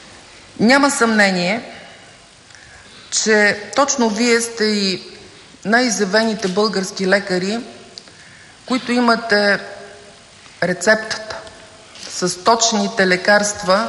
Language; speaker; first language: Bulgarian; native; Bulgarian